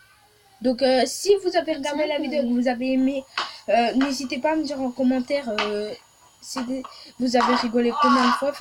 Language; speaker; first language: French; native; French